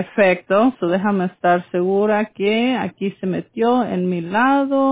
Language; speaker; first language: Spanish; early bilingual, heritage; Spanish